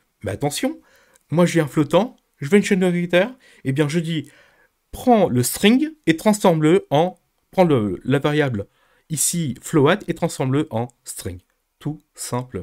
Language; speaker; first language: French; native; French